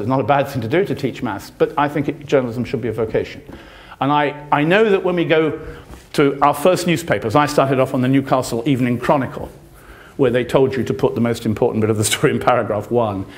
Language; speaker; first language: English; native; English